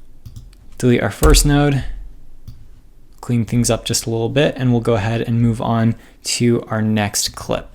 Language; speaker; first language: English; native; English